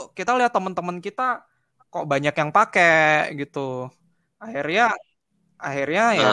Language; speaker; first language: Indonesian; native; Indonesian